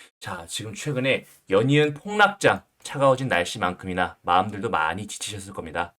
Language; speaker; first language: Korean; native; Korean